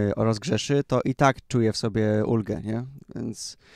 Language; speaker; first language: Polish; native; Polish